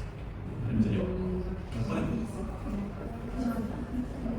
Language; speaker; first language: Indonesian; native; Indonesian